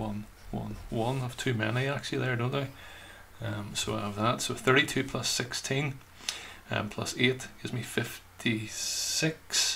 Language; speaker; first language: English; native; English